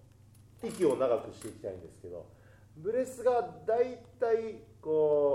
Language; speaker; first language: Japanese; native; Japanese